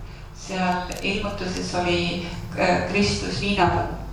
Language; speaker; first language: Finnish; non-native, learner; Estonian